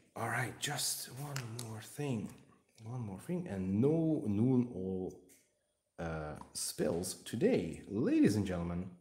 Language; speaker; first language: English; non-native, fluent; Hungarian